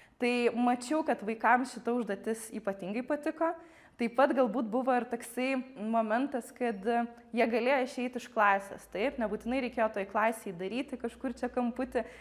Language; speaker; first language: Lithuanian; native; Lithuanian